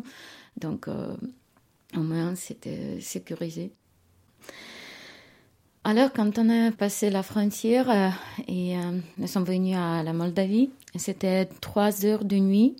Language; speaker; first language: French; non-native, learner; Ukrainian